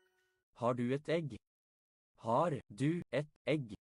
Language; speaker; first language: Norwegian; non-native, learner; English